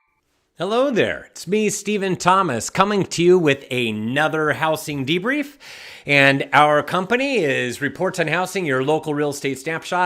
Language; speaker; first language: English; native; English